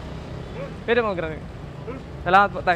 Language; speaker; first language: Filipino; non-native, local second language; Bikol